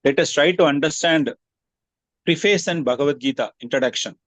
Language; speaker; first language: English; non-native, local second language; Tamil